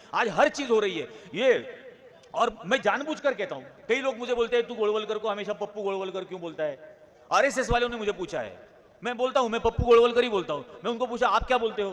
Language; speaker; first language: Hindi; non-native, local second language; Marathi